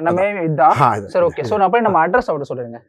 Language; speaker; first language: Tamil; native; Tamil